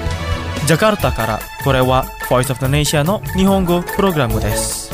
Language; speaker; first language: Japanese; non-native, fluent; Indonesian